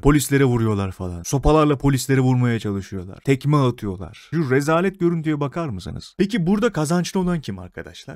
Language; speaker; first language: Turkish; native; Turkish